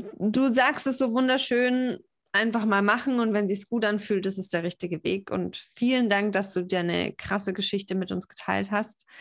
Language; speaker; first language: German; native; German